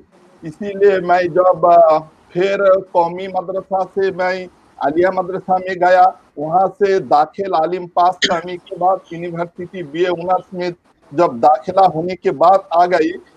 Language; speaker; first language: Urdu; non-native, local second language; Bangla